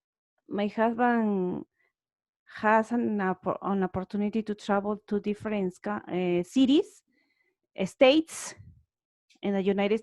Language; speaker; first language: English; non-native, learner; Spanish